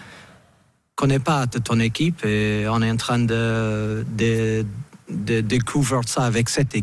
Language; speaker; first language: French; non-native, fluent; English